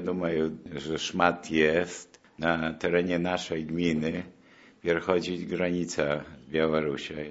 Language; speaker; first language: Polish; non-native, local second language; Belarusian